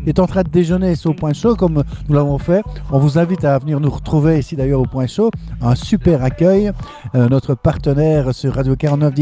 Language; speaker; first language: French; native; French